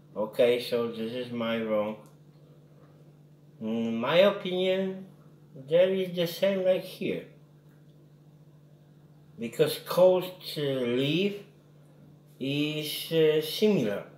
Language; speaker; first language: English; non-native, learner; Polish